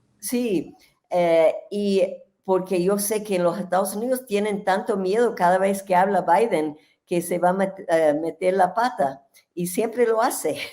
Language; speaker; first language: Spanish; non-native, fluent; English